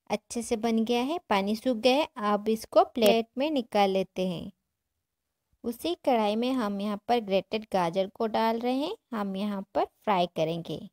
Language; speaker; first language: Hindi; non-native, local second language; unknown